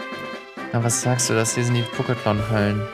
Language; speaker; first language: German; native; German